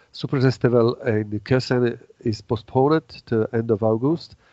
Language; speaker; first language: English; non-native, fluent; Czech